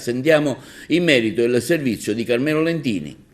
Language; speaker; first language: Italian; native; Italian